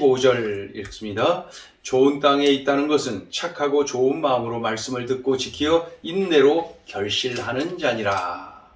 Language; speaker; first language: Korean; native; Korean